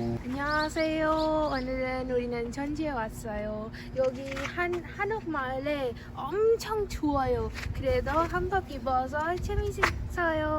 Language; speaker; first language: Korean; non-native, learner; Bangla